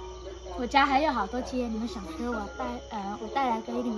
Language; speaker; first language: Chinese; non-native, learner; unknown